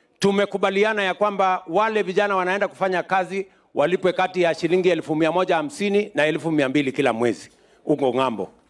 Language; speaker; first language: Swahili; non-native, local second language; Kalenjin